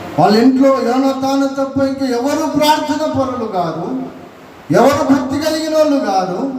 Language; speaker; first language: Telugu; non-native, local second language; Lambadi